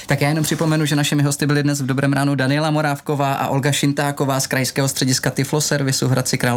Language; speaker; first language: Czech; native; Czech